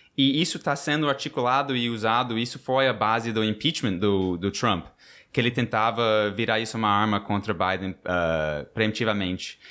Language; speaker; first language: Portuguese; non-native, fluent; English